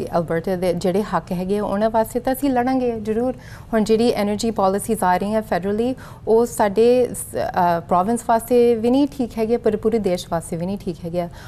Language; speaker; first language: Punjabi; early bilingual, heritage; Punjabi